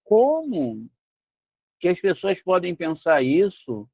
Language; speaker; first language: Portuguese; native; Portuguese